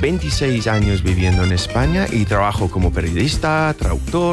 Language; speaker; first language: Spanish; non-native, fluent; English